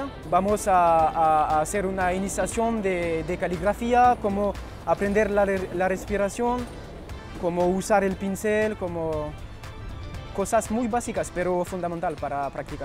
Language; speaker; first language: Spanish; early bilingual, heritage; French